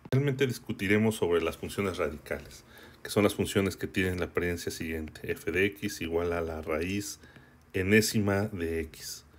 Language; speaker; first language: Spanish; native; Spanish